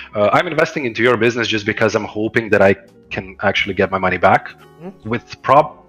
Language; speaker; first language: English; non-native, fluent; Croatian